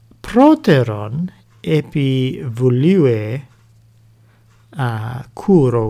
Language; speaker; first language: Greek; non-native, fluent; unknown